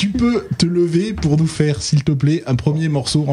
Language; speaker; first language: French; native; French